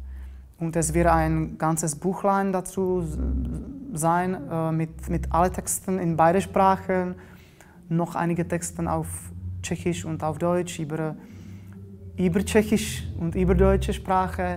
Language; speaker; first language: German; non-native, fluent; Czech